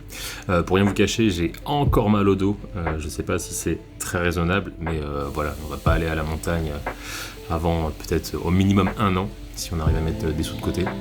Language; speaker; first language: French; native; French